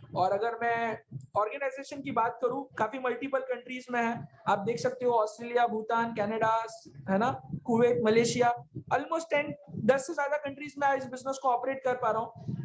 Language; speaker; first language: Hindi; native; Hindi